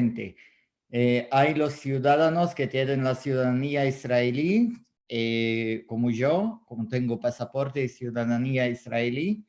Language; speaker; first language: Spanish; non-native, fluent; Arabic